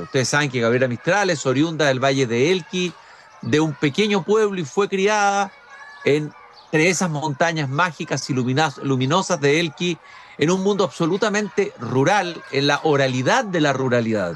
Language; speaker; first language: Spanish; native; Spanish